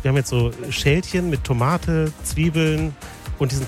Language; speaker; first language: German; native; German